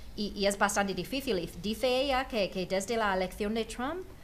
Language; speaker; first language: Spanish; non-native, fluent; English